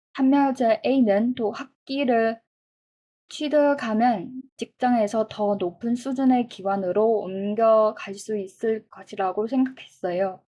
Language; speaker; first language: Korean; non-native, fluent; Chinese